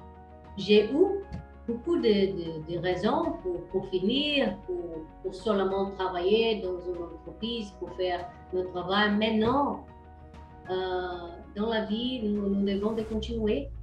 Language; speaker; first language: French; non-native, learner; Portuguese